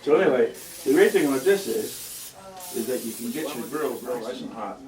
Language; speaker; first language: English; native; English